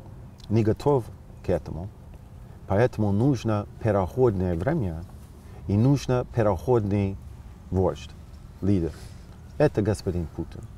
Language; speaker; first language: Russian; non-native, fluent; English